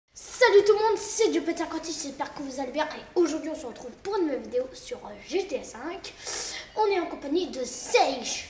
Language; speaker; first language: French; native; French